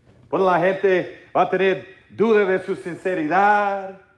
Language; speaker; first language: Spanish; non-native, learner; English